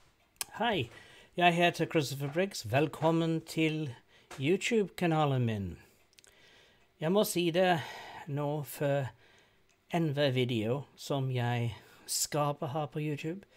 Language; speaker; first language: Norwegian; non-native, fluent; English